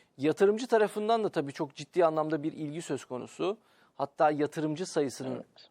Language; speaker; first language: Turkish; native; Turkish